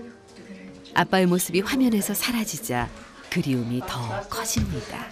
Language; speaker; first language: Korean; native; Korean